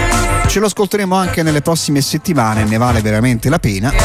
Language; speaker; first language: Italian; native; Italian